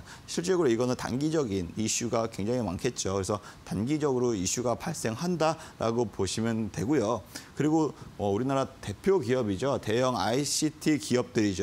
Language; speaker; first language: Korean; native; Korean